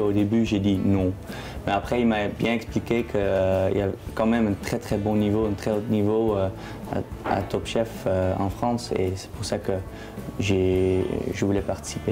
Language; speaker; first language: French; non-native, fluent; Dutch